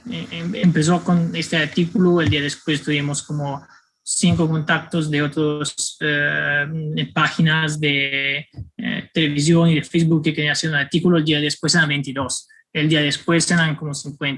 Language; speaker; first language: Spanish; non-native, fluent; Italian